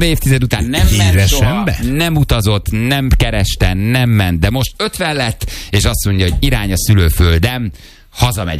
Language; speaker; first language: Hungarian; native; Hungarian